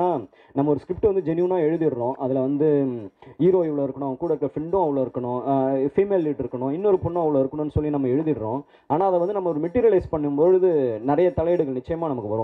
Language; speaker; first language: Tamil; native; Tamil